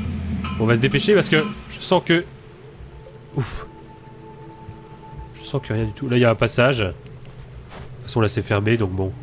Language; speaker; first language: French; native; French